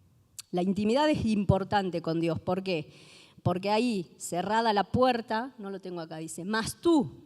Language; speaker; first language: Spanish; native; Spanish